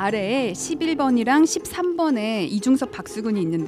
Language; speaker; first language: Korean; native; Korean